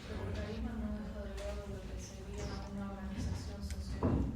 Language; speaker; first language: Spanish; native; Spanish